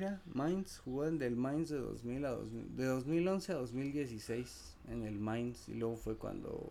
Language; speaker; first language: Spanish; native; Spanish